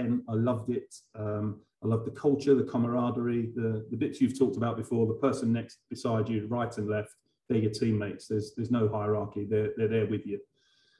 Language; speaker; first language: English; native; English